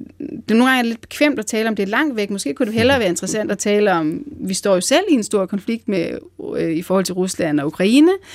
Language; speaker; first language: Danish; native; Danish